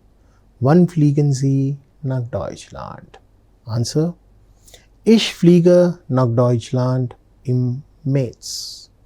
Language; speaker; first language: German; non-native, fluent; Telugu